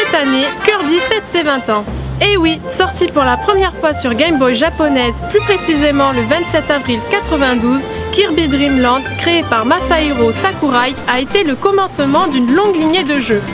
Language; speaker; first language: French; native; French